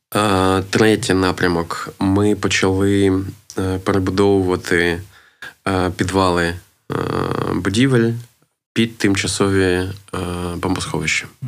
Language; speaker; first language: Ukrainian; non-native, local second language; Russian